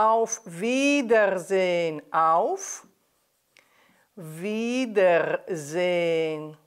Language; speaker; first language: German; non-native, fluent; Greek